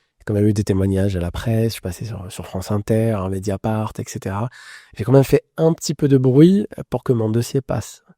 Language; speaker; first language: French; non-native, local second language; Arabic